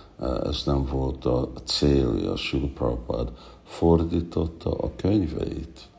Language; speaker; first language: Hungarian; non-native, learner; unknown